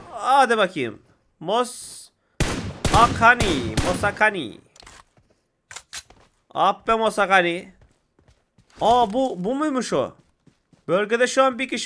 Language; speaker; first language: Turkish; native; Turkish